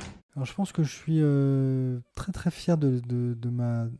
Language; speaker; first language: French; native; French